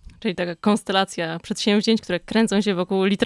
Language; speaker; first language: Polish; native; Polish